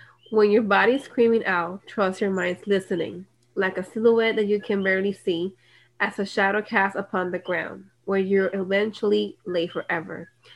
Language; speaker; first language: English; non-native, local second language; Spanish